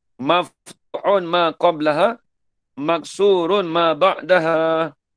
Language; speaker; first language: Arabic; non-native, fluent; Malay